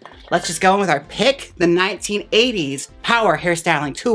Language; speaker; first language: English; native; English